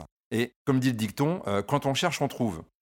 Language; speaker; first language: French; native; French